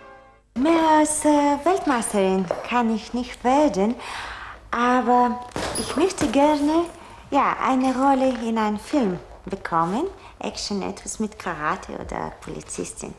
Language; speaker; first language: German; non-native, learner; Bulgarian